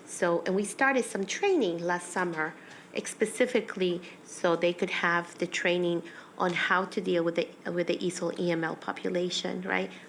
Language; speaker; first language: English; early bilingual, other home language; Spanish